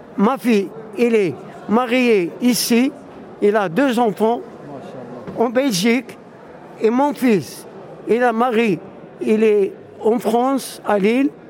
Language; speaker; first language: French; non-native, local second language; Arabic